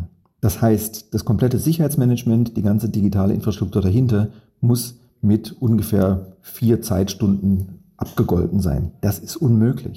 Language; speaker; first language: German; native; German